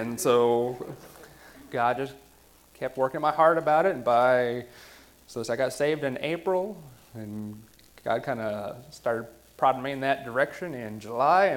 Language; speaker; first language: English; native; English